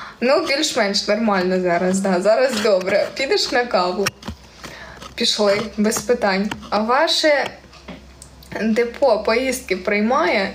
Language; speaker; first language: Ukrainian; native; Ukrainian